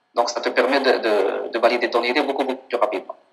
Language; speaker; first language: French; non-native, local second language; Arabic